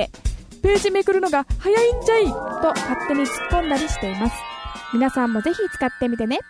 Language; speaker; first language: Japanese; native; Japanese